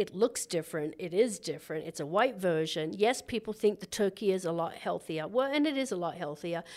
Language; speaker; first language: English; native; English